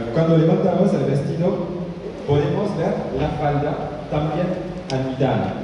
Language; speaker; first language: Spanish; non-native, learner; French